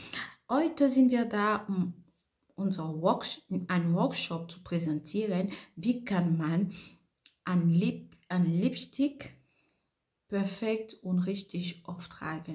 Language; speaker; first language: German; non-native, fluent; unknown